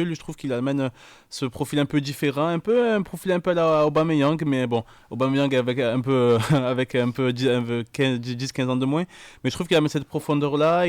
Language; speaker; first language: French; native; French